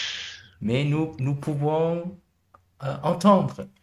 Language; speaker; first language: French; non-native, learner; German